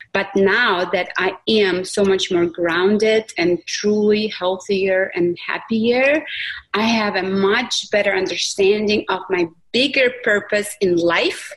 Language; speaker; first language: English; non-native, fluent; Russian